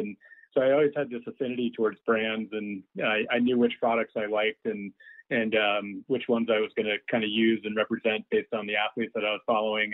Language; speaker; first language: English; native; English